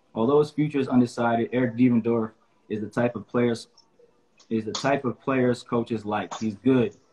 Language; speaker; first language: English; native; English